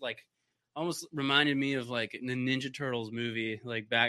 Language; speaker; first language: English; native; English